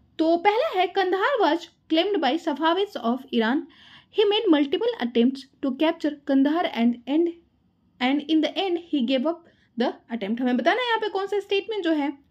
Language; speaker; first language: Hindi; native; Hindi